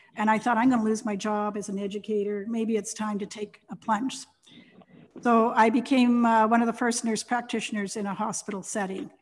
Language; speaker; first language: English; native; English